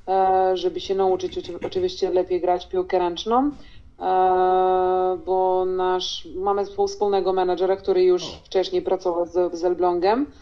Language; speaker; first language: Polish; non-native, fluent; Serbian